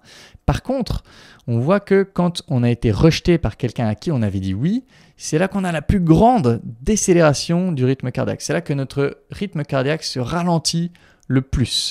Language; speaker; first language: French; native; French